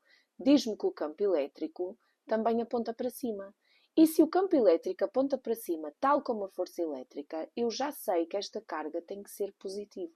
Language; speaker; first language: Portuguese; native; Portuguese